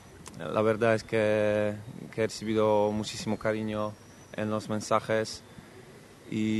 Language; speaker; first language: Spanish; non-native, fluent; Polish